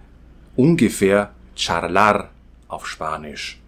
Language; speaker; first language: German; non-native, fluent; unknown